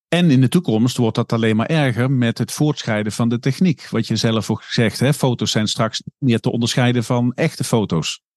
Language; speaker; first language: Dutch; native; Dutch